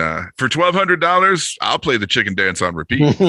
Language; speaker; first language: English; native; English